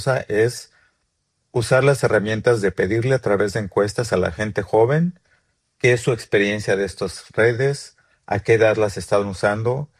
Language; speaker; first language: Spanish; native; Spanish